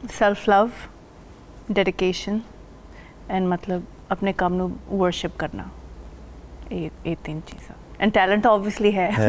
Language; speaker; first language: Punjabi; early bilingual, heritage; Punjabi